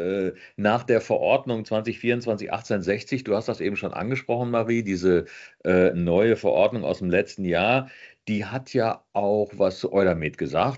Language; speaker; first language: German; native; German